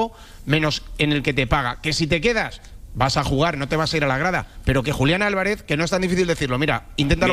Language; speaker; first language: Spanish; native; Spanish